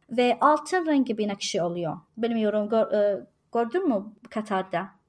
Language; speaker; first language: Turkish; non-native, learner; Arabic